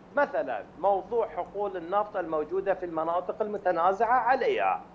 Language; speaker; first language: Arabic; native; Arabic